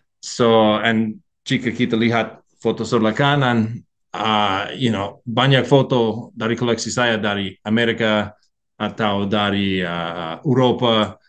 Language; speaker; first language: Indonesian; non-native, learner; English